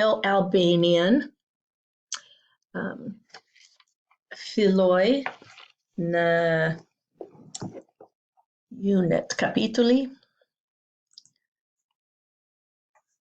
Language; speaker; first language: Albanian; non-native, learner; English